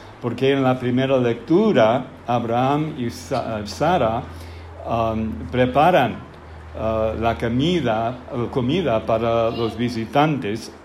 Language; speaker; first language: Spanish; non-native, fluent; English